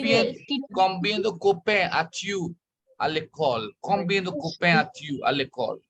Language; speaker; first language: French; non-native, fluent; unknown